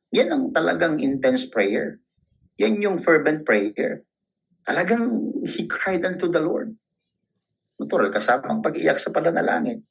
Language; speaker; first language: Filipino; non-native, local second language; Cebuano